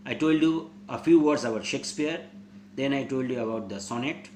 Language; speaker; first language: English; non-native, local second language; Bangla